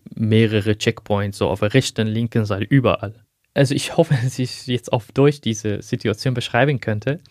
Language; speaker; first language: German; non-native, fluent; Arabic